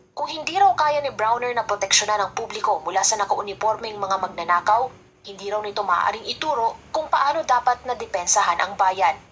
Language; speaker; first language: Filipino; native; Filipino